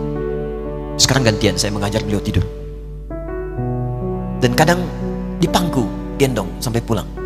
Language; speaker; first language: Indonesian; native; Indonesian